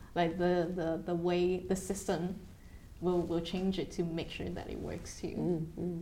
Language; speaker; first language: English; non-native, fluent; Chinese